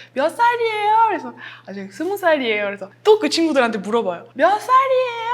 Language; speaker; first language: Korean; non-native, fluent; French